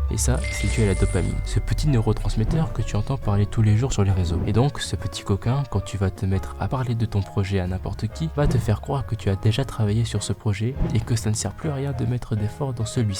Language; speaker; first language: French; native; French